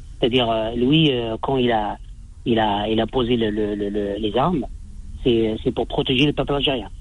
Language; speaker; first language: French; non-native, local second language; Arabic